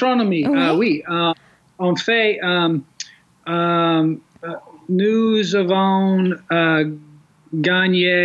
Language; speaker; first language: French; non-native, learner; English